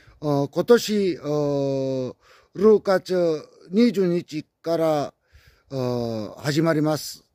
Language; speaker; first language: Japanese; non-native, learner; Korean